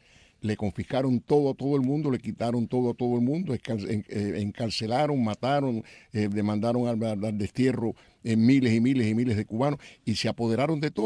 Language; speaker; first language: Spanish; native; Spanish